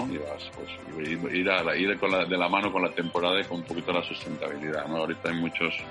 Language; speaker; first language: Spanish; native; Spanish